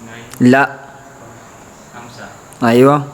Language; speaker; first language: Arabic; non-native, fluent; Fula